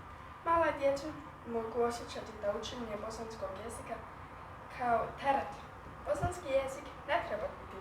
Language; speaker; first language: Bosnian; early bilingual, heritage; Bosnian